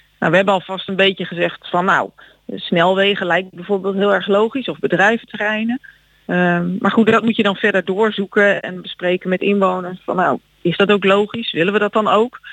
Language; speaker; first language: Dutch; native; Dutch